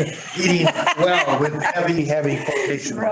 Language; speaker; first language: English; native; English